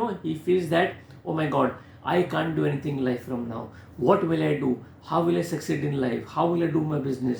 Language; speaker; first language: English; non-native, local second language; Hindi